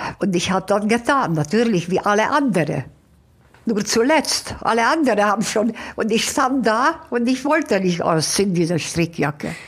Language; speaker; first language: German; non-native, fluent; Hungarian